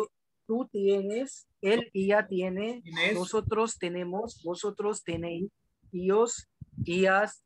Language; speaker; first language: Spanish; non-native, learner; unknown